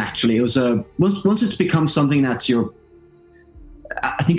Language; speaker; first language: English; non-native, fluent; Norwegian